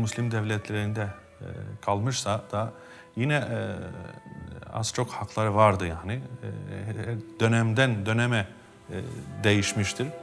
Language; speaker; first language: Turkish; non-native, fluent; Albanian